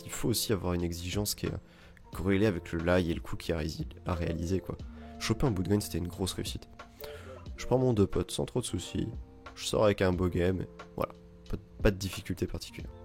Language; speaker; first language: French; native; French